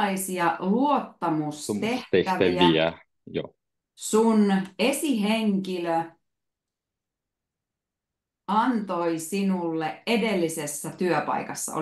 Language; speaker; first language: Finnish; native; Finnish